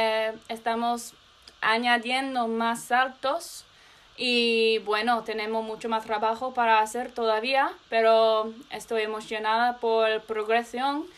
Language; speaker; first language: Spanish; non-native, learner; English